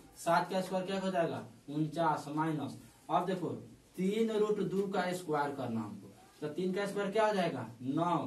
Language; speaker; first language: Hindi; native; Hindi